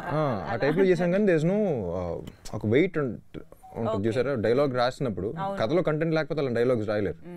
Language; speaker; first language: Telugu; native; Telugu